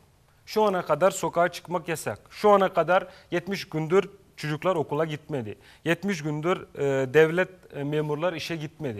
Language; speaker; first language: Turkish; non-native, fluent; Kashmiri